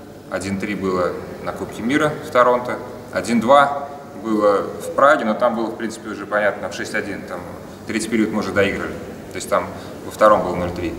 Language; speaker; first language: Russian; native; Russian